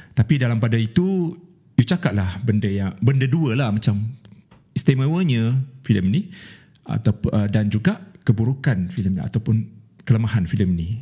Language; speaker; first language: Malay; native; Malay